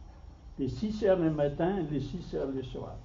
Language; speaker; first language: French; non-native, fluent; German